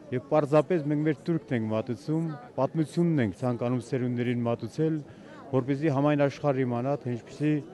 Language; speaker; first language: Armenian; native; Armenian